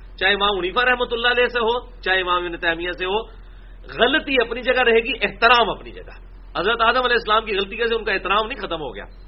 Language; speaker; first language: Urdu; non-native, local second language; Punjabi